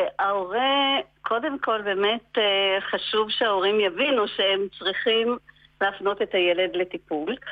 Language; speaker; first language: Hebrew; native; Hebrew